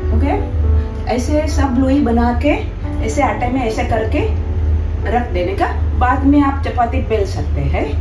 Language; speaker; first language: Hindi; non-native, local second language; Gujarati